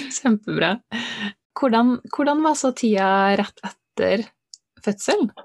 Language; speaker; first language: Norwegian; native; Norwegian